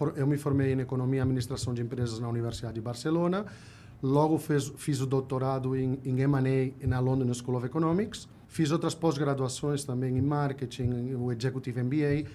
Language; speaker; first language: Portuguese; non-native, fluent; Spanish